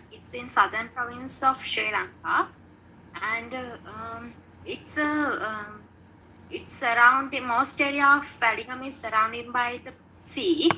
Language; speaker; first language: English; non-native, learner; Sinhala